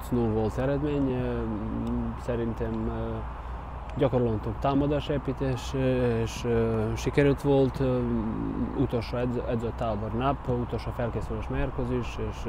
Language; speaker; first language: Hungarian; non-native, learner; Serbian